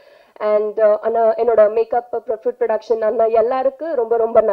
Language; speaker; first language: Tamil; non-native, fluent; Telugu